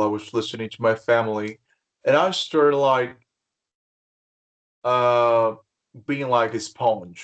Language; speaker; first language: English; non-native, fluent; Spanish